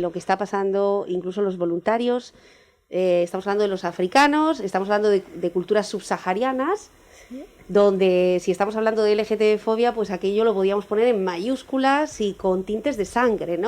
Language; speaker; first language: Spanish; native; Spanish